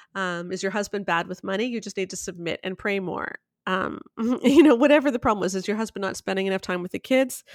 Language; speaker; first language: English; native; English